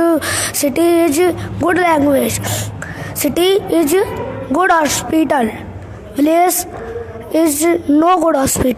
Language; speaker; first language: English; non-native, local second language; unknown